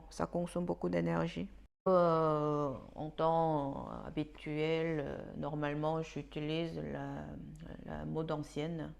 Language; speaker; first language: French; non-native, fluent; Korean